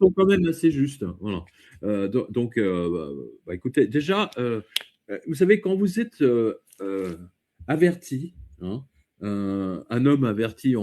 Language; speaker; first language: French; native; French